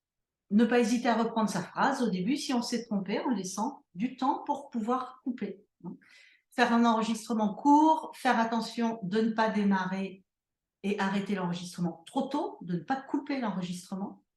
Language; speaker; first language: French; native; French